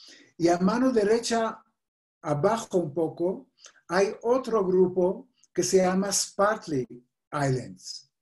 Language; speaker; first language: Spanish; non-native, fluent; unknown